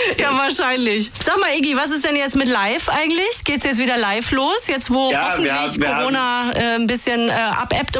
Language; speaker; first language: German; native; German